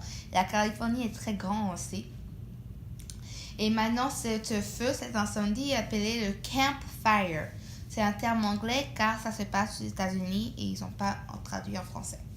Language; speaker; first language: French; non-native, fluent; English